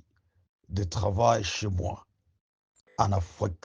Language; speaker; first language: French; non-native, local second language; Swahili